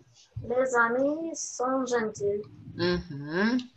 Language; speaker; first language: French; non-native, learner; Russian